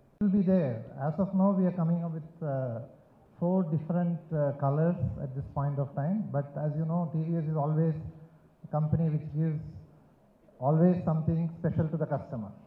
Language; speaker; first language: English; non-native, local second language; Tamil